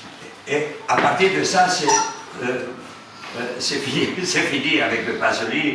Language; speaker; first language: French; non-native, fluent; Romanian